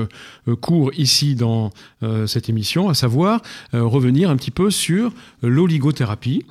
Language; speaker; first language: French; native; French